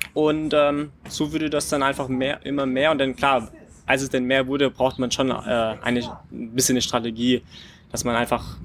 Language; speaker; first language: German; native; German